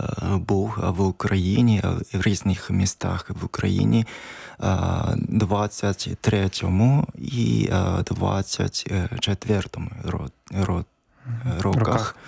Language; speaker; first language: Ukrainian; non-native, learner; Japanese